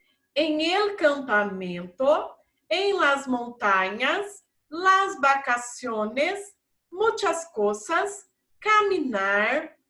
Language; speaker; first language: Spanish; non-native, fluent; Portuguese